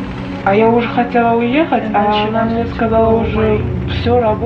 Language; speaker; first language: Russian; non-native, learner; Uzbek